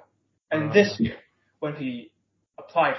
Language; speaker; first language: English; non-native, local second language; Cantonese